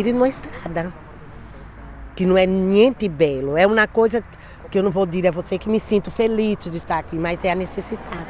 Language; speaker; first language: Italian; non-native, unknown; Portuguese